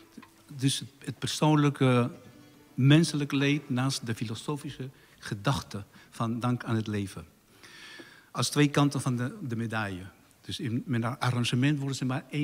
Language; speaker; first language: Dutch; non-native, fluent; Spanish